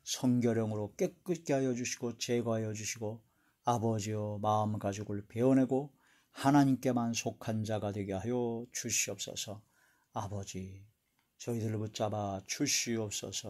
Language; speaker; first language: Korean; native; Korean